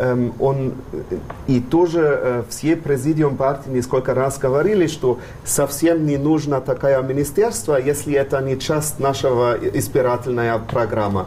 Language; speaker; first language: Russian; non-native, fluent; German